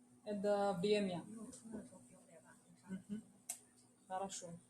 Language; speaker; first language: Russian; non-native, learner; Chinese